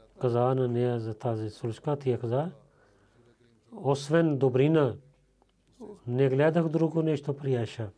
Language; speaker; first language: Bulgarian; non-native, learner; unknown